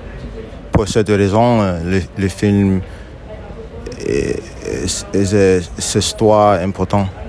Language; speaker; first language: French; non-native, learner; English